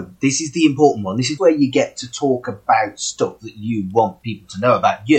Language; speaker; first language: English; native; English